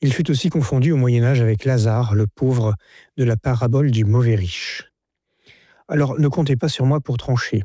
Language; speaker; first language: French; native; French